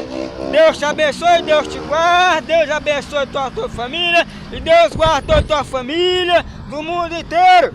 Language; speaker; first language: Portuguese; native; Portuguese